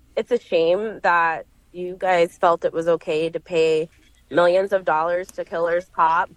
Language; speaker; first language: English; native; English